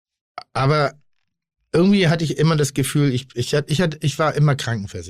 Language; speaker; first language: German; native; German